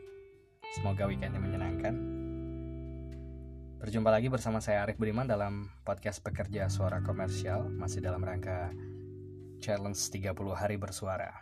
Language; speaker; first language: Indonesian; native; Indonesian